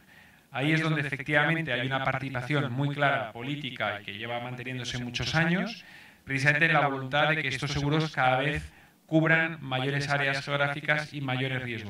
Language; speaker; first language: Spanish; native; Spanish